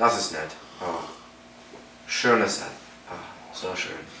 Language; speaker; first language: German; non-native, learner; English